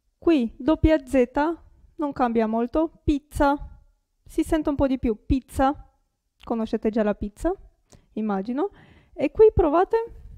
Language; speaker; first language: Italian; non-native, fluent; Romanian